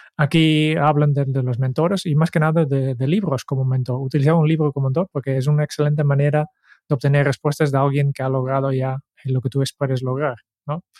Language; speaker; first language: Spanish; non-native, fluent; Dutch